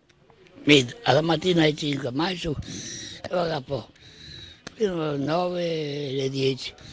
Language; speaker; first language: Italian; non-native, local second language; Venetian